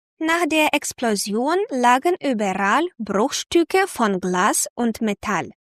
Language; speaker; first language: German; non-native, fluent; Ukrainian